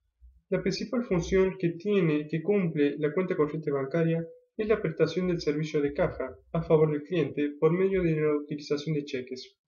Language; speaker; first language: Spanish; native; Spanish